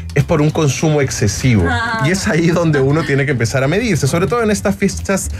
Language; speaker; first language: Spanish; native; Spanish